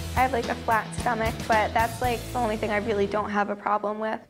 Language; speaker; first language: English; native; English